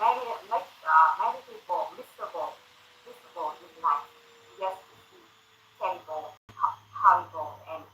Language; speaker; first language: English; non-native, learner; Thai